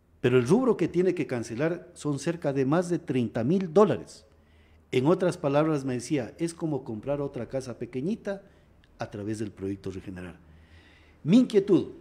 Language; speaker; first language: Spanish; native; Spanish